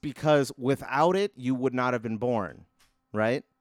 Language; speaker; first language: English; native; English